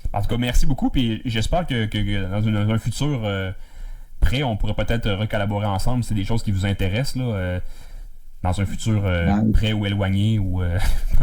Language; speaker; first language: French; native; French